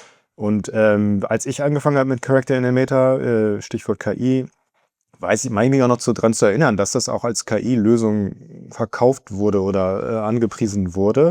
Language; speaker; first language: German; native; German